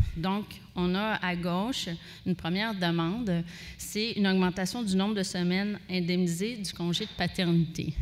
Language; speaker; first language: French; native; French